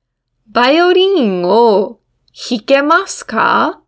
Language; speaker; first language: Japanese; non-native, fluent; English